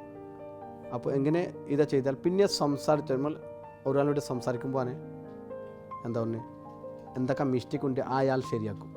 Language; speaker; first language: Malayalam; non-native, local second language; Assamese